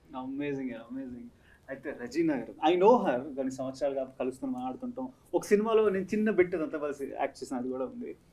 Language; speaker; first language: Telugu; native; Telugu